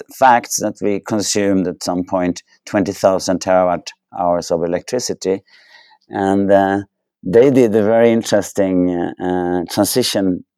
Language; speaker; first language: English; non-native, fluent; Swedish